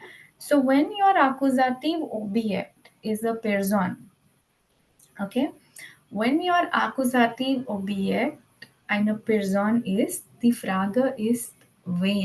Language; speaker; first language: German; non-native, fluent; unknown